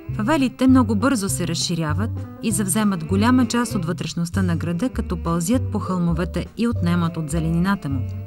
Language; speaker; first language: Bulgarian; native; Bulgarian